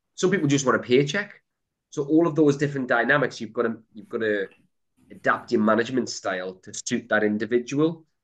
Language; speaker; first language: English; native; English